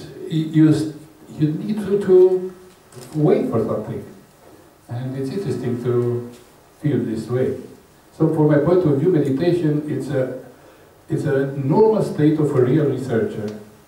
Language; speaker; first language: English; non-native, fluent; Romanian